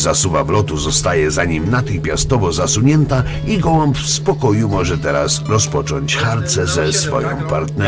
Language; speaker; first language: Polish; native; Polish